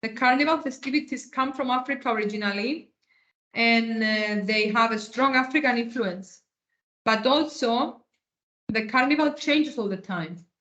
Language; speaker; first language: English; non-native, fluent; Greek